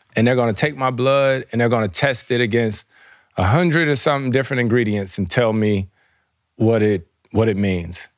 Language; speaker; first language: English; native; English